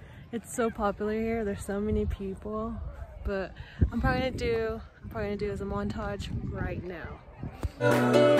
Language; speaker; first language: English; early bilingual, other home language; Spanish